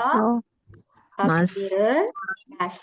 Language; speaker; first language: Korean; non-native, fluent; Indonesian